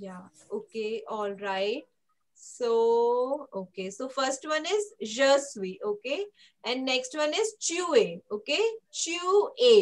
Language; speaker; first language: English; non-native, local second language; Hindi